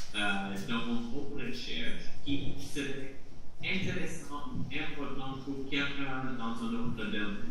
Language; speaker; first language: French; non-native, fluent; English